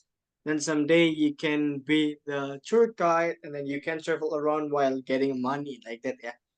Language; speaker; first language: English; non-native, fluent; Indonesian